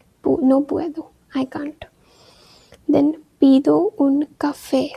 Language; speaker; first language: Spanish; non-native, fluent; Hindi